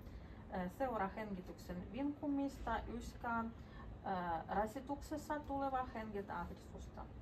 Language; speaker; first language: Finnish; non-native, fluent; Russian